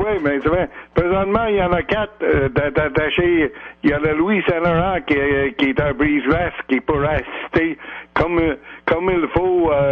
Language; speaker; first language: French; native; French